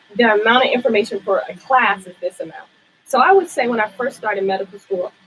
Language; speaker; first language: English; native; English